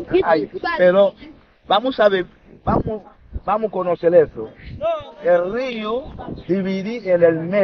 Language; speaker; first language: Spanish; non-native, learner; Haitian Creole